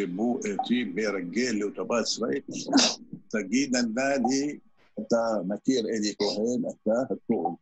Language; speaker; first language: Hebrew; non-native, fluent; Arabic